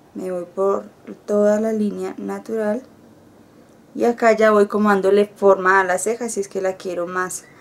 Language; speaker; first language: Spanish; native; Spanish